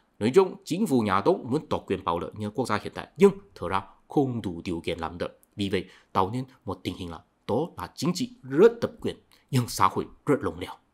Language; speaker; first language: Vietnamese; non-native, fluent; Chinese